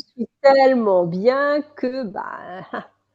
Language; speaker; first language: French; native; French